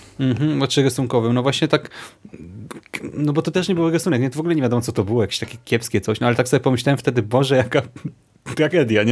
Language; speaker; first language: Polish; native; Polish